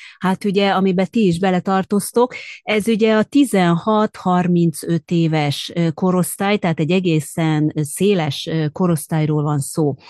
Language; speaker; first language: Hungarian; native; Hungarian